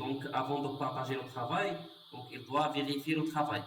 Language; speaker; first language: French; non-native, local second language; Arabic